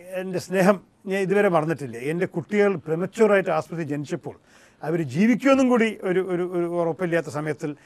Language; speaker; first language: Malayalam; early bilingual, heritage; Malayalam